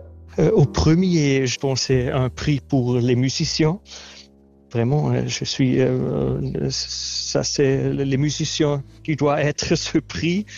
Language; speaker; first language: French; non-native, local second language; German